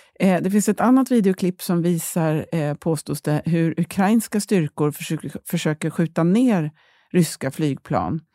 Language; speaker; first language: Swedish; native; Swedish